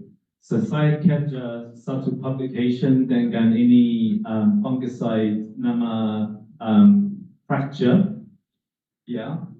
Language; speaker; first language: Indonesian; non-native, learner; English